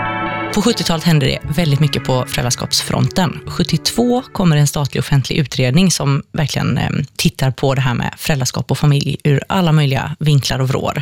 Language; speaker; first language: Swedish; native; Swedish